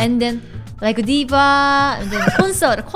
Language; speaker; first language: English; non-native, learner; Korean